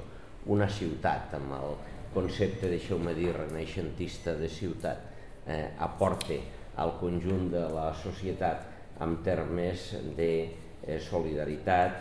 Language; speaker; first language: Catalan; native; Catalan